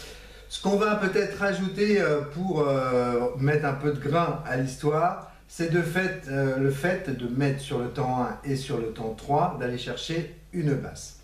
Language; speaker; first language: French; native; French